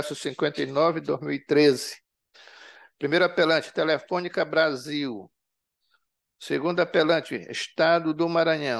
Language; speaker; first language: Portuguese; native; Portuguese